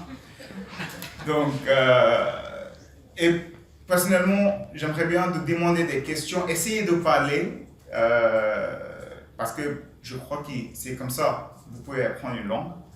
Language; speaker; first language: French; non-native, learner; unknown